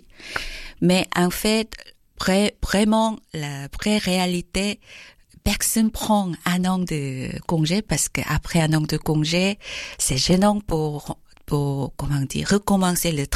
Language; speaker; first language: French; non-native, learner; Korean